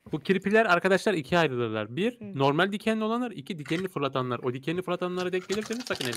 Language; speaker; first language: Turkish; native; Turkish